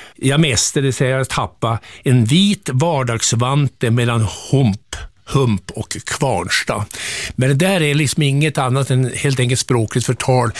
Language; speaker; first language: Swedish; native; Swedish